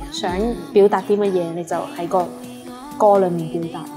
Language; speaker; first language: Cantonese; non-native, fluent; Chinese